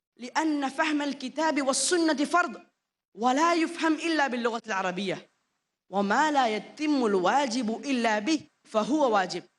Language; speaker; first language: Arabic; non-native, learner; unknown